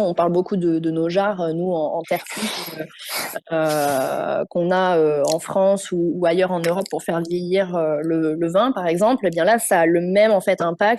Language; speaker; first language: French; native; French